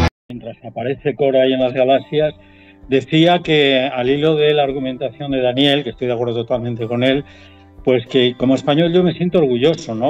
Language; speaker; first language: Spanish; native; Spanish